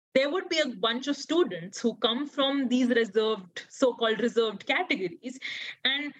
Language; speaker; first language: English; non-native, local second language; Hindi